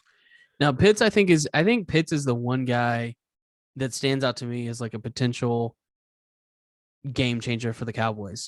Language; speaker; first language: English; native; English